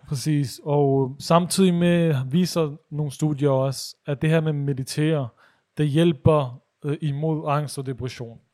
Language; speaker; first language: Danish; early bilingual, other home language; Urdu